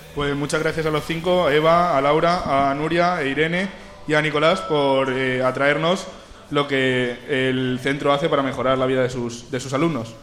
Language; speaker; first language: Spanish; native; Spanish